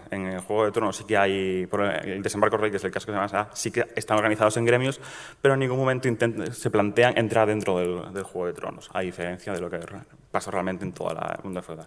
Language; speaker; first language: Spanish; native; Spanish